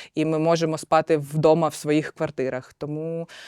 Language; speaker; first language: Ukrainian; non-native, local second language; Russian